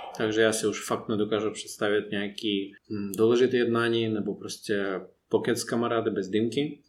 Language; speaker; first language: Czech; non-native, fluent; Russian